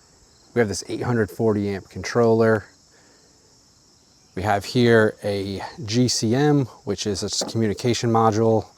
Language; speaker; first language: English; native; English